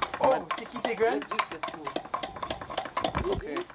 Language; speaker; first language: French; non-native, learner; English